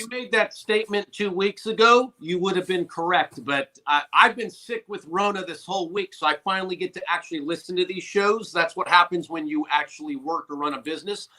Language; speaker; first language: English; native; English